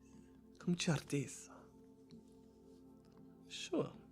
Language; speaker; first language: Portuguese; non-native, learner; German